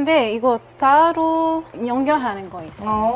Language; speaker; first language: Korean; non-native, learner; Arabic